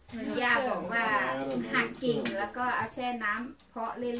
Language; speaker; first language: Swedish; non-native, learner; Thai